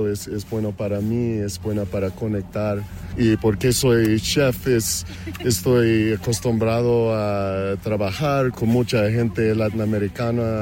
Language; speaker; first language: Spanish; non-native, fluent; English